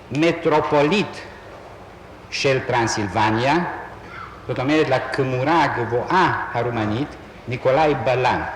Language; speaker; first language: Hebrew; non-native, fluent; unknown